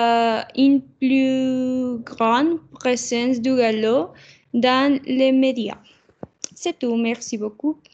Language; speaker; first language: French; non-native, learner; Spanish